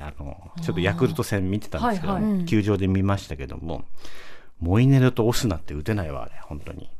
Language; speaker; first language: Japanese; native; Japanese